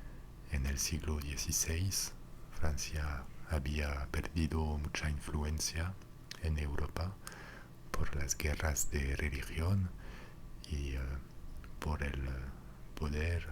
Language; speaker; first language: Spanish; non-native, fluent; French